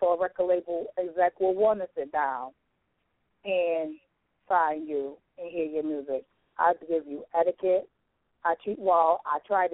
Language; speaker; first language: English; native; English